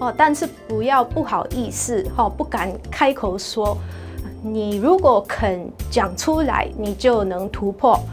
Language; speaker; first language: Chinese; non-native, fluent; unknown